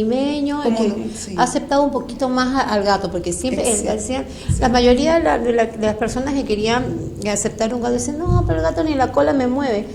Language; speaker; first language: Spanish; native; Spanish